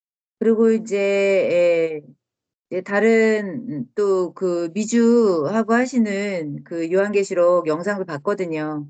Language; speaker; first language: Korean; native; Korean